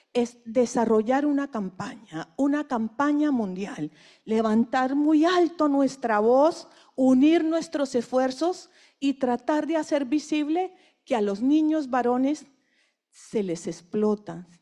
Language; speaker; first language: Spanish; native; Spanish